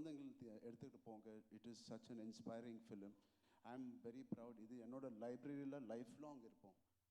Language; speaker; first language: Tamil; non-native, local second language; Telugu